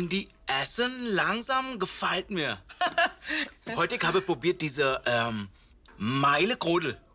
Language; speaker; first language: German; non-native, learner; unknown